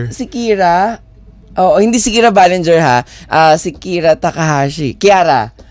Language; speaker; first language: Filipino; native; Filipino